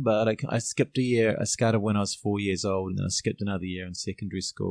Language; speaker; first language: English; native; English